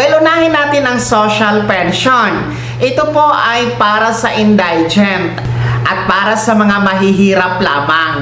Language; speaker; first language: Filipino; native; Filipino